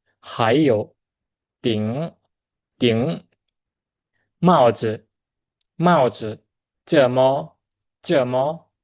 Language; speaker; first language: Chinese; non-native, fluent; Khmer